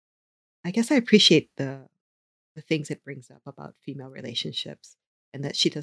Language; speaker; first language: English; native; English